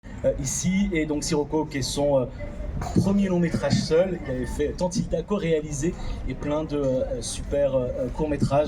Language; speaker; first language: French; native; French